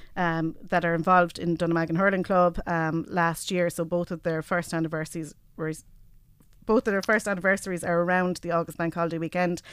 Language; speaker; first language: English; native; English